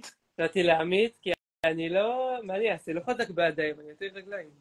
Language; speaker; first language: Hebrew; native; Hebrew